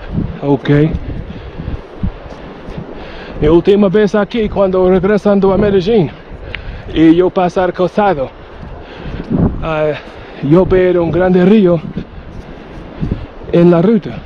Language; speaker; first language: Spanish; non-native, learner; English